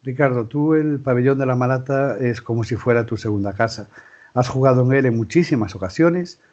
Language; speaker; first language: Spanish; non-native, local second language; Galician